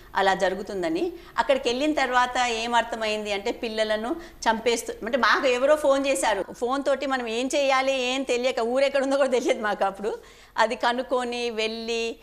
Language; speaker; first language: Telugu; native; Telugu